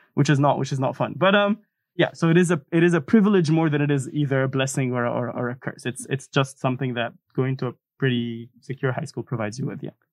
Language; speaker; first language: English; non-native, fluent; Arabic